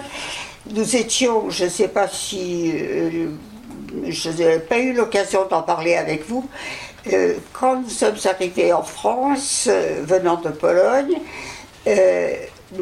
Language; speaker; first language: French; early bilingual, other home language; Yiddish